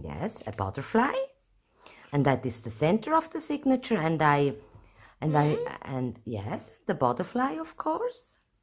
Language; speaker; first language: English; non-native, learner; Swiss German